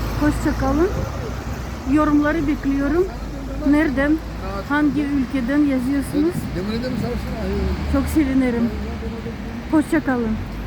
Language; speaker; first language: Turkish; non-native, fluent; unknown